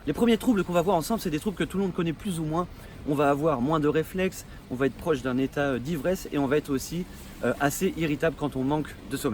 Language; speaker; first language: French; native; French